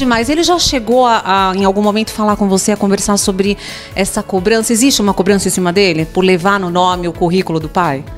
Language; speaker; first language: Portuguese; native; Portuguese